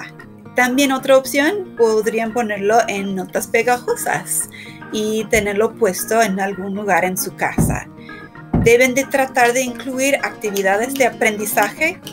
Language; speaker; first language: Spanish; non-native, fluent; English